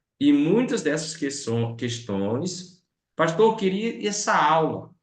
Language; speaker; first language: Portuguese; native; Portuguese